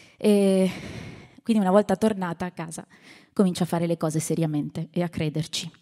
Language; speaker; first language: Italian; native; Italian